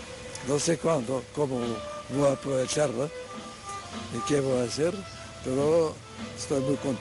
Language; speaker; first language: Spanish; non-native, fluent; Bulgarian